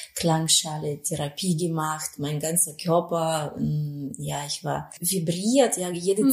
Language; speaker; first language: German; non-native, fluent; Spanish